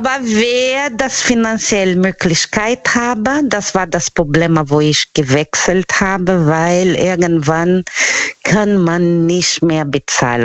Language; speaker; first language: German; non-native, fluent; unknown